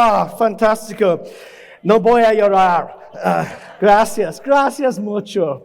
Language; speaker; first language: Spanish; non-native, learner; English